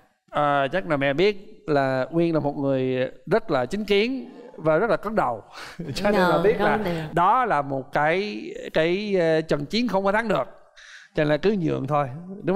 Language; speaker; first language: Vietnamese; non-native, fluent; English